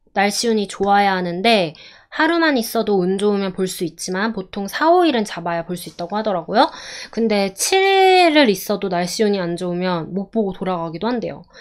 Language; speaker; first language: Korean; native; Korean